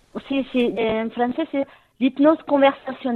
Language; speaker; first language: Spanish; non-native, fluent; French